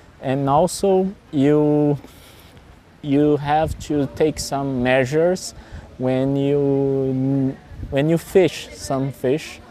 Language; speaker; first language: English; non-native, fluent; Portuguese